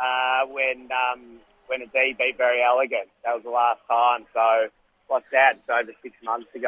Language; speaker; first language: English; native; English